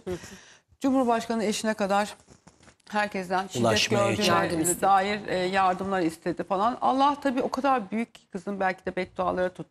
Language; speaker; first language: Turkish; native; Turkish